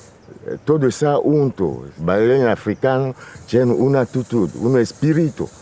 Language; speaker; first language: Spanish; non-native, fluent; Lingala